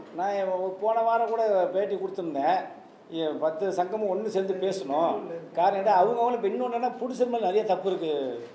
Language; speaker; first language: Tamil; native; Tamil